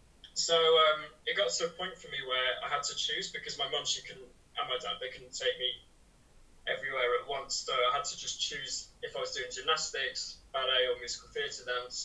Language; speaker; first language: English; native; English